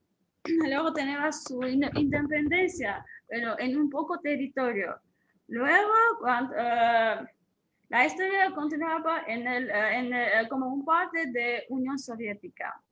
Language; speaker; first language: Spanish; non-native, fluent; Armenian